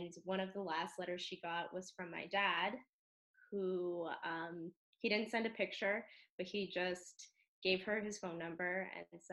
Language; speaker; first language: English; native; English